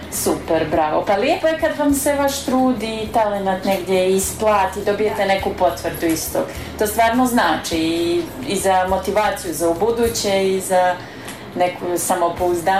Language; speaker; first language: Serbian; native; Serbian